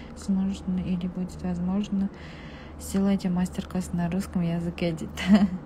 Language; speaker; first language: Russian; non-native, local second language; Kazakh